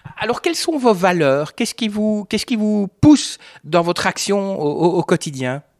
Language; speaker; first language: French; native; French